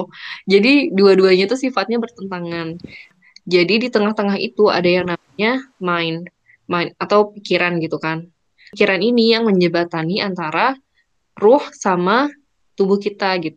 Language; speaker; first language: Indonesian; native; Indonesian